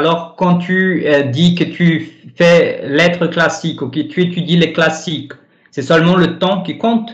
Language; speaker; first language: French; non-native, fluent; Portuguese